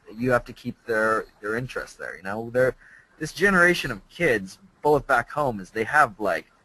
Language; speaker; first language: English; native; English